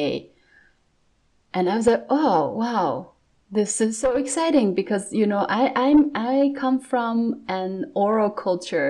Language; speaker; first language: English; non-native, fluent; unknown